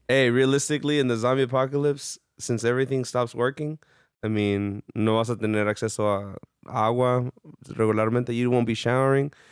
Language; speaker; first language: English; early bilingual, other home language; Spanish